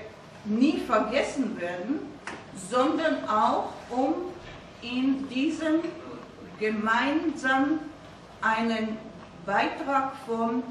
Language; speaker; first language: German; non-native, fluent; Hebrew